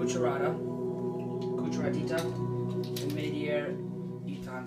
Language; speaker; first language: Spanish; non-native, learner; English